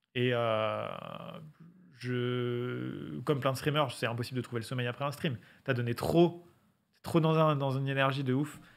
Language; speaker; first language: French; native; French